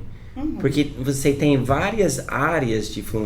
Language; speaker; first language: Portuguese; non-native, fluent; English